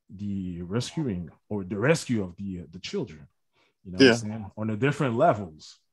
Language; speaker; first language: English; native; English